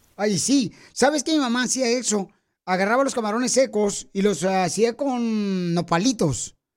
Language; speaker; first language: Spanish; native; Spanish